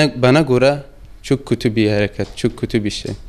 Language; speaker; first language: Turkish; non-native, learner; Persian